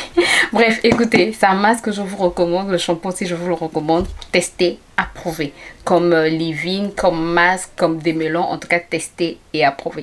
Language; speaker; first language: French; native; French